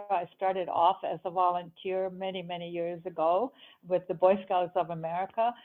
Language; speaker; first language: English; early bilingual, other home language; German